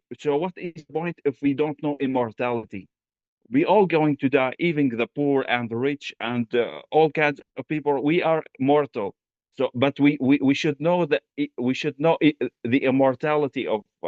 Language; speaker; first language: English; non-native, fluent; Arabic